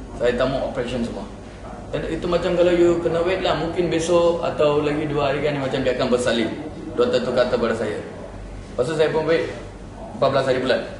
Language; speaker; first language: Malay; non-native, local second language; Tamil